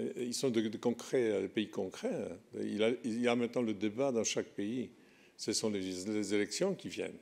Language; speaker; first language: French; non-native, fluent; Polish